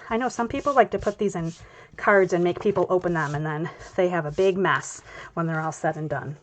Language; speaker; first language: English; native; English